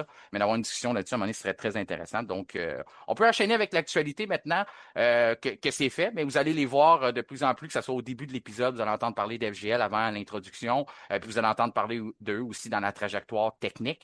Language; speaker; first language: French; native; French